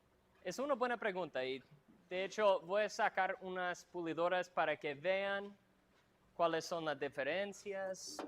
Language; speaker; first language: Spanish; non-native, fluent; English